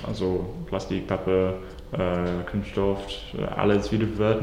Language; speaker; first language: German; non-native, learner; English